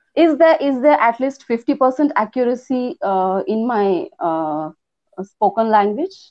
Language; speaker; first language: English; non-native, local second language; Hindi